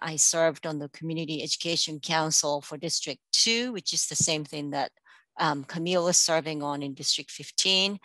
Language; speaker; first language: English; non-native, local second language; Japanese